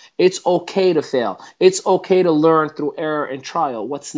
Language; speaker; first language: English; non-native, fluent; Arabic